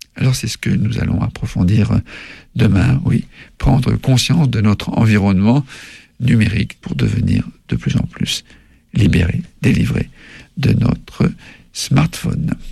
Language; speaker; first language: French; native; French